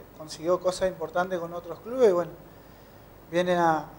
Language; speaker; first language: Spanish; native; Spanish